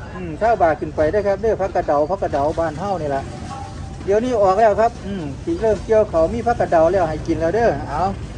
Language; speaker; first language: Thai; native; Thai